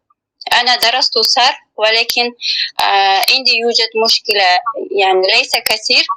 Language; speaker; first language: Arabic; non-native, learner; Uzbek